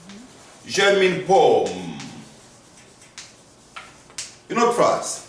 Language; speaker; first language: French; non-native, fluent; Korean